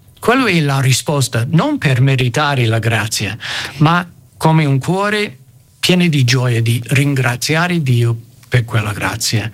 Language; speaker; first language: Italian; non-native, fluent; English